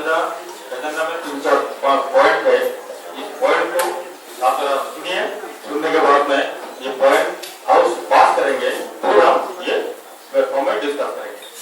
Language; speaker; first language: Hindi; non-native, local second language; Mizo